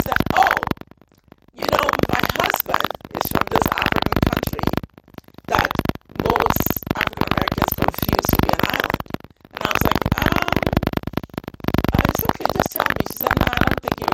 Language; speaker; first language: English; non-native, local second language; Ewe